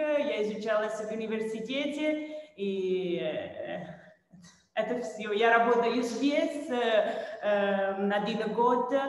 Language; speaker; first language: Russian; non-native, learner; Italian